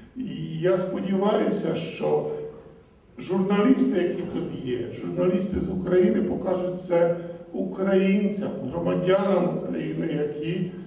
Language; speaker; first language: Ukrainian; early bilingual, heritage; Ukrainian